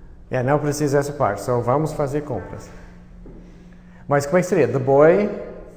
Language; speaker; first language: Portuguese; non-native, fluent; English